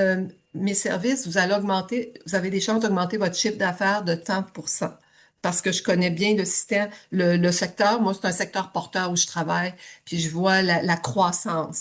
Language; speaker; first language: French; native; French